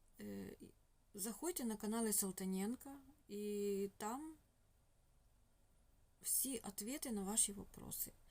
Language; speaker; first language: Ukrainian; non-native, local second language; Russian